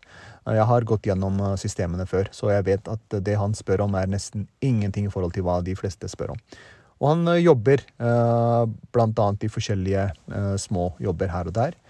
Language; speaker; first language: Norwegian; early bilingual, other home language; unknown